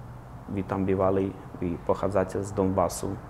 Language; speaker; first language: Slovak; non-native, fluent; Ukrainian